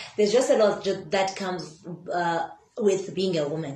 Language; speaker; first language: English; non-native, local second language; Xhosa